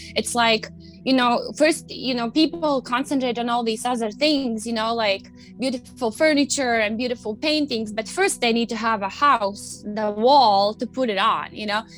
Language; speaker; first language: English; non-native, fluent; Latvian